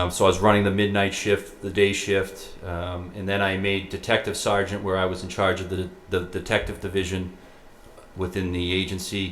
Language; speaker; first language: English; native; English